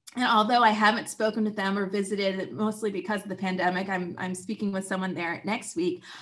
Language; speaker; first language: English; native; English